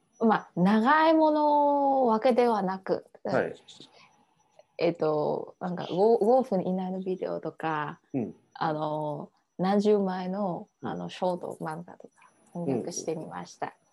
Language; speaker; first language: Japanese; non-native, fluent; Vietnamese